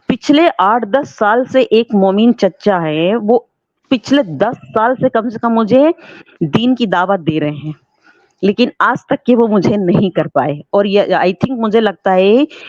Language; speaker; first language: Hindi; native; Hindi